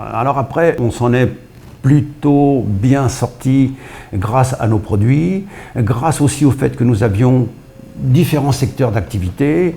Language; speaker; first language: French; early bilingual, other home language; Portuguese